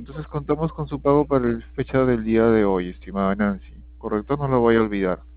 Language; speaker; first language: Spanish; native; Spanish